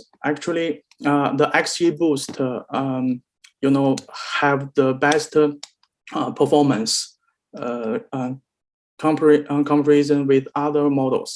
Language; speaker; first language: English; non-native, learner; Chinese